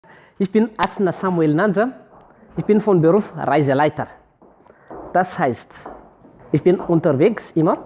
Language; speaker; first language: German; non-native, fluent; Malagasy